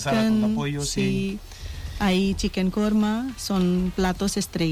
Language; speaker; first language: Spanish; non-native, learner; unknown